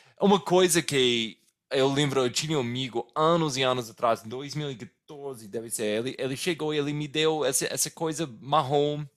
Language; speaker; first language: Portuguese; non-native, fluent; English